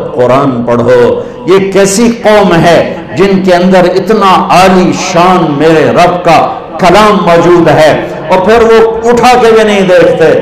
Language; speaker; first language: Urdu; non-native, local second language; Punjabi